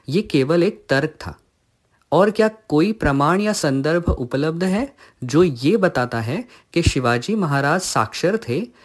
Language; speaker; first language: Hindi; non-native, local second language; Marathi